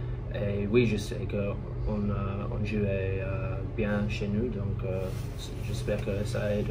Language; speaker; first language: French; non-native, learner; English